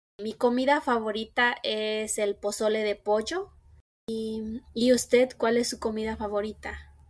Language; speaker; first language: Spanish; native; Spanish